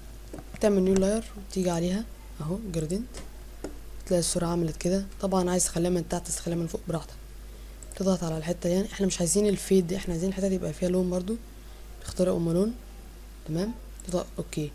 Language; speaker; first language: Arabic; native; Arabic